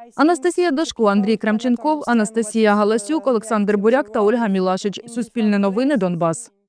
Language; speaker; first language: Ukrainian; native; Ukrainian